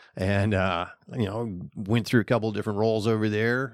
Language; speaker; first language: English; native; English